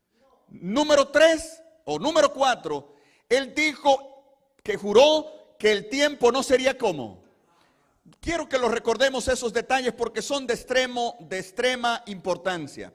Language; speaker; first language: Spanish; native; Spanish